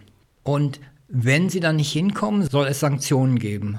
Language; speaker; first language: German; native; German